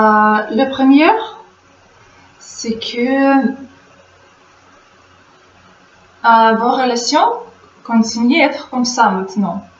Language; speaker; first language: French; non-native, fluent; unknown